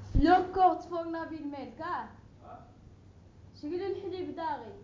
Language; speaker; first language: Dutch; non-native, learner; Arabic